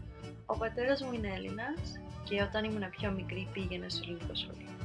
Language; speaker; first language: Greek; early bilingual, heritage; Spanish